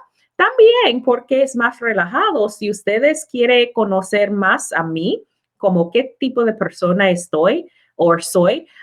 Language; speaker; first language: Spanish; non-native, learner; English